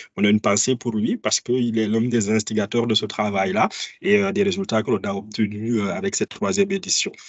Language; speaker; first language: French; native; French